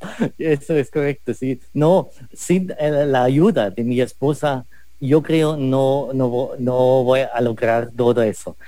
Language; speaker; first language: Spanish; non-native, fluent; German